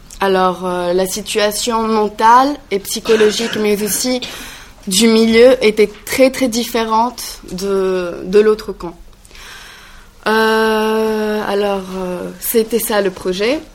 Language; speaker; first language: French; non-native, learner; Greek